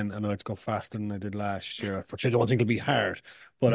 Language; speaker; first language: English; native; English